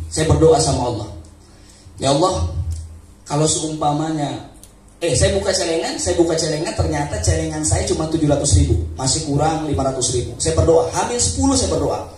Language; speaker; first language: Indonesian; non-native, local second language; Sundanese